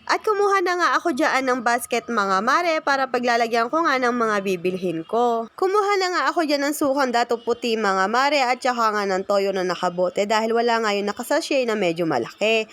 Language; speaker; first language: Filipino; native; Filipino